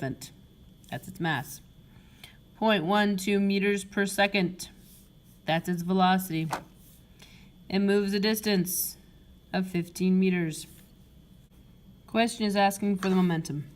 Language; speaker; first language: English; native; English